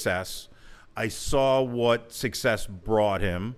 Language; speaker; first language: English; native; English